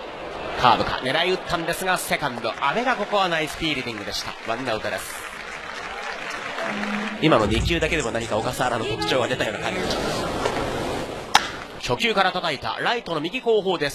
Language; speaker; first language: Japanese; native; Japanese